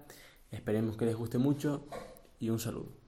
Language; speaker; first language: Spanish; native; Spanish